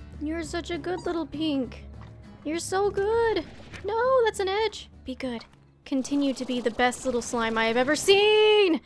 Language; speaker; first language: English; native; English